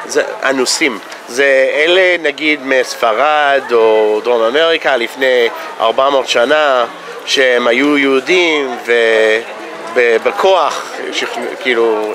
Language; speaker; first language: Hebrew; non-native, fluent; English